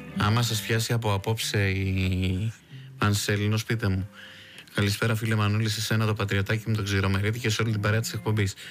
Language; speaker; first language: Greek; native; Greek